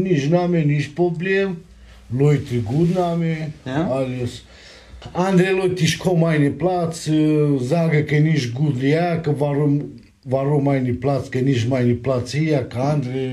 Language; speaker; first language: German; non-native, learner; Romanian